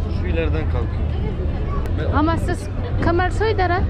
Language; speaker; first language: Turkish; non-native, learner; Uzbek